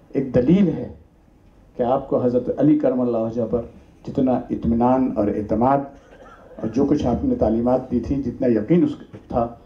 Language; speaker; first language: Urdu; native; Urdu